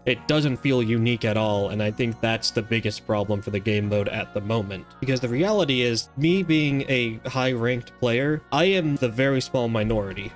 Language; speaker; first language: English; native; English